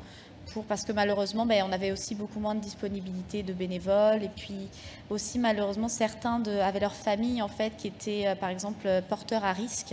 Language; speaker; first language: French; native; French